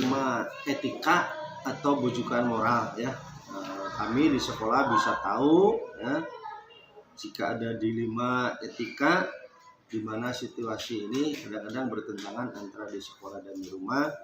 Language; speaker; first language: Indonesian; native; Indonesian